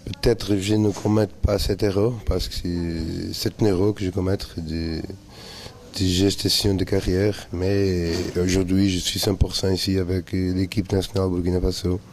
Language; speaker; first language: French; non-native, learner; Portuguese